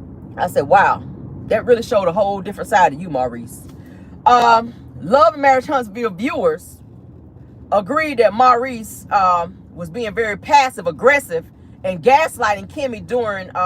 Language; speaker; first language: English; native; English